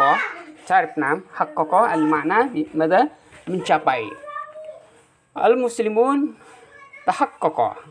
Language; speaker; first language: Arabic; non-native, fluent; Indonesian